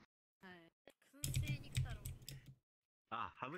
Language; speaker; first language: Japanese; native; Japanese